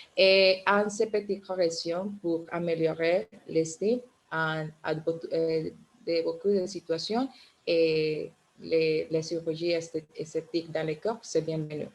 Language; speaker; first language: French; non-native, learner; Spanish